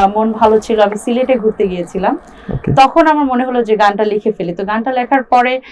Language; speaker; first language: Bangla; native; Bangla